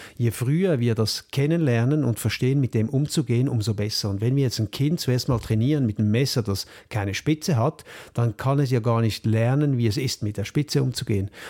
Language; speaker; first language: German; native; German